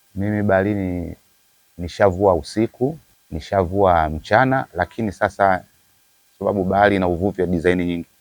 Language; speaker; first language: Swahili; native; Swahili